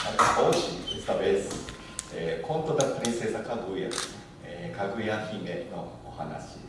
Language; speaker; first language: Portuguese; non-native, learner; Japanese